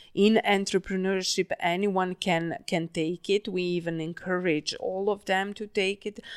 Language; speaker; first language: English; non-native, fluent; Serbian